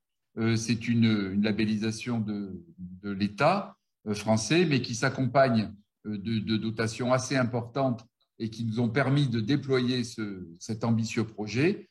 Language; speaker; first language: French; native; French